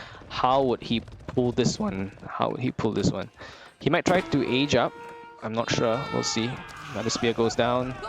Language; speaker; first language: English; native; English